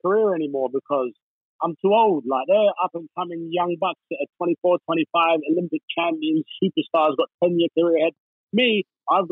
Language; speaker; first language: English; native; English